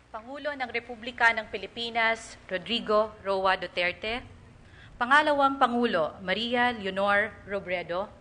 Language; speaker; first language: Filipino; native; Filipino